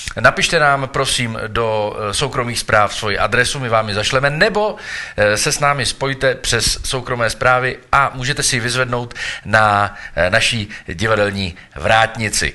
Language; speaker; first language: Czech; native; Czech